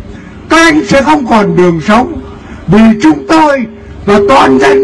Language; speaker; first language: Vietnamese; native; Vietnamese